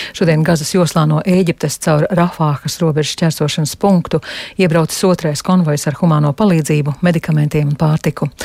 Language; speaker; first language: Latvian; native; Latvian